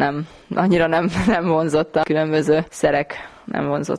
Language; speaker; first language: Hungarian; native; Hungarian